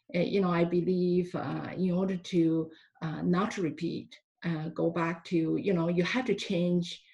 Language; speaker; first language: English; non-native, fluent; Chinese